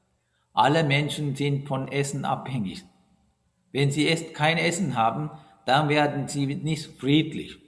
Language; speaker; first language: German; non-native, fluent; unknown